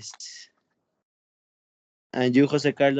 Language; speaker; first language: English; non-native, learner; Spanish